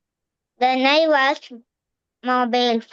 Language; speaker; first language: English; non-native, learner; Malayalam